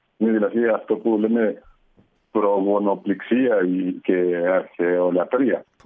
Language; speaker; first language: Greek; non-native, fluent; Spanish